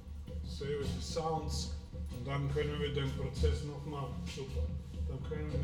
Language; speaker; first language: German; non-native, fluent; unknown